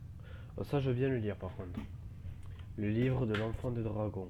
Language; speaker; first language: French; native; French